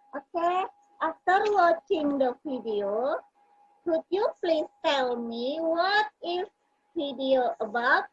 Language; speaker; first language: English; non-native, learner; Indonesian